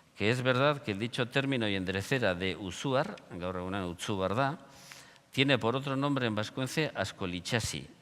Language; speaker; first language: Spanish; native; Spanish